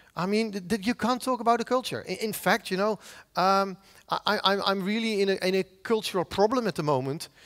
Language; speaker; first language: English; non-native, fluent; Dutch